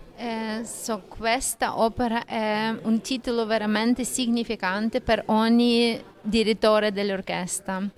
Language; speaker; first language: Italian; non-native, fluent; Ukrainian